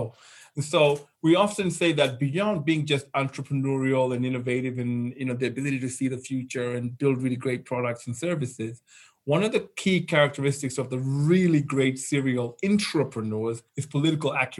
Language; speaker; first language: English; non-native, local second language; Shona